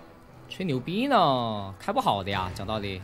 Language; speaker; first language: Chinese; native; Chinese